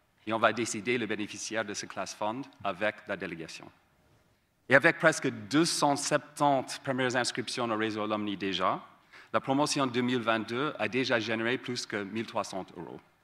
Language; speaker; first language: French; non-native, fluent; English